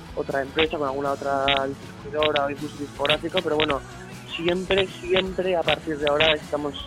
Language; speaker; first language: Spanish; non-native, local second language; Basque